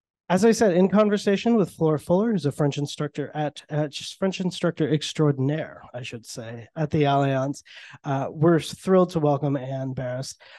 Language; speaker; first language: English; native; English